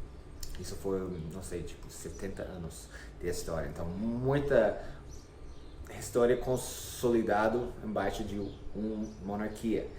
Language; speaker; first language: Portuguese; non-native, fluent; English